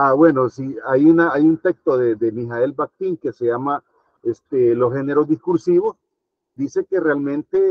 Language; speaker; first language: Spanish; native; Spanish